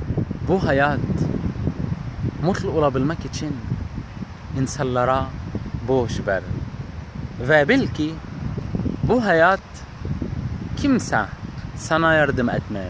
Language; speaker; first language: Turkish; non-native, learner; Arabic